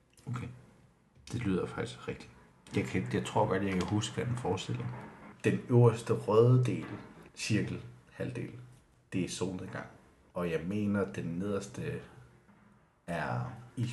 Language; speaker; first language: Danish; non-native, local second language; Kalaallisut